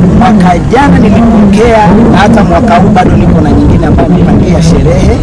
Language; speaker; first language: Swahili; non-native, local second language; Luo (Kenya and Tanzania)